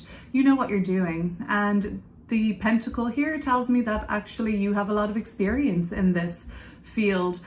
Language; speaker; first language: English; native; English